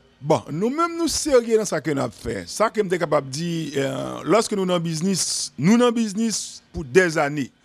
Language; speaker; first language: French; non-native, local second language; Haitian Creole